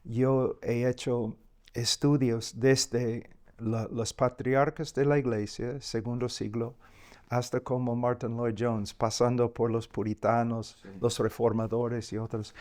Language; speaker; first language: Spanish; non-native, fluent; English